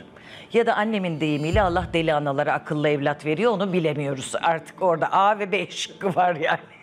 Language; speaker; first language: Turkish; native; Turkish